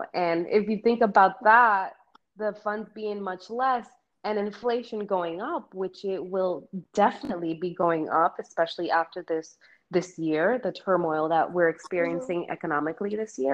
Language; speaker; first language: English; early bilingual, other home language; Spanish